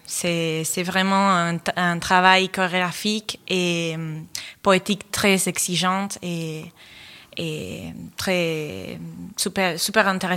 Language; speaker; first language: French; non-native, fluent; Spanish